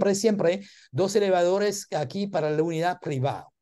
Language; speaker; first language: Spanish; non-native, learner; French